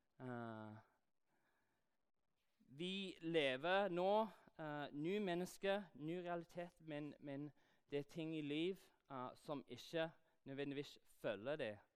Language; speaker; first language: Norwegian; non-native, fluent; English